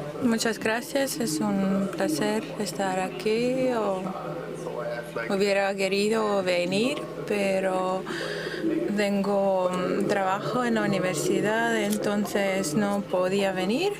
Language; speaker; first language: Spanish; non-native, fluent; German